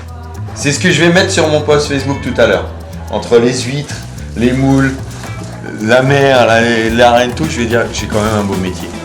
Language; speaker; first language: French; native; French